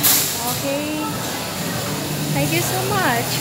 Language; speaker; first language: English; non-native, local second language; Filipino